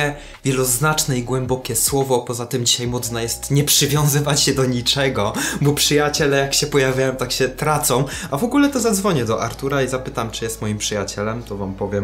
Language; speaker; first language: Polish; native; Polish